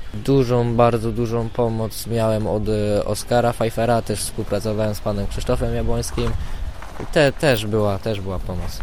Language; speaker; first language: Polish; native; Polish